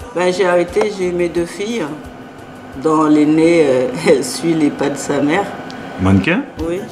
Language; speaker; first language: French; native; French